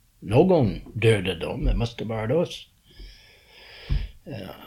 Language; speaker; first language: Swedish; non-native, learner; English